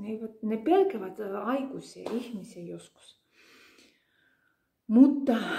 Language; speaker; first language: Finnish; non-native, fluent; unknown